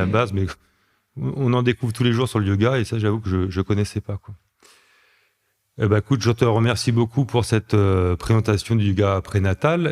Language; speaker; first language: French; native; French